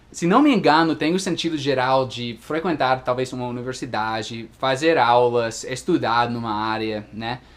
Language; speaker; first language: Portuguese; non-native, fluent; English